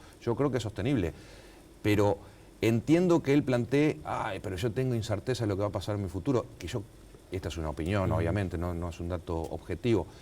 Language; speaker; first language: Spanish; native; Spanish